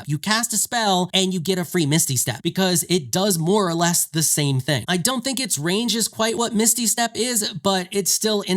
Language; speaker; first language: English; native; English